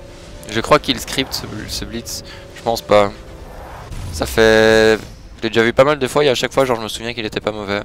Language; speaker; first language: French; native; French